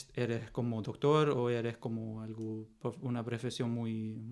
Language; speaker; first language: Spanish; non-native, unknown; German